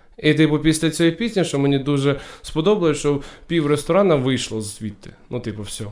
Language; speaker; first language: Ukrainian; non-native, local second language; Russian